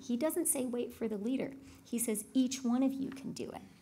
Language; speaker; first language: English; native; English